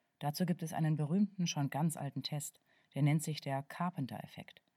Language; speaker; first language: German; native; German